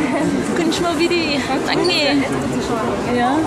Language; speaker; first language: German; native; German